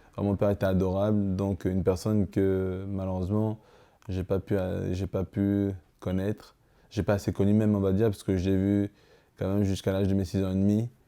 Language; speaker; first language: French; early bilingual, other home language; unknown